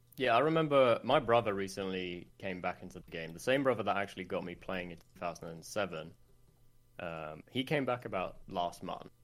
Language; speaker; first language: English; non-native, fluent; Swedish